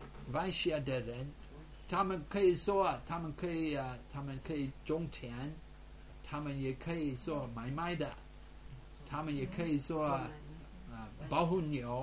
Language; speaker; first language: Chinese; non-native, fluent; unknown